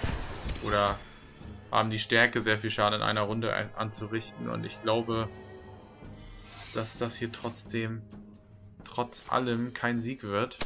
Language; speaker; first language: German; native; German